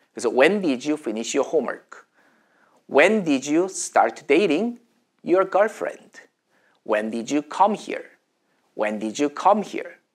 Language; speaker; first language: English; non-native, fluent; Korean